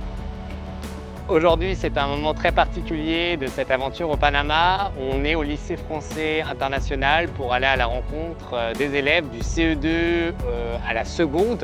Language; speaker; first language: French; native; French